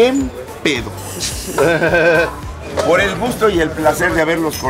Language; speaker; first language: Spanish; native; Spanish